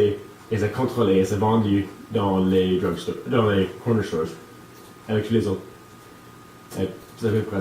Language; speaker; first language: French; non-native, local second language; English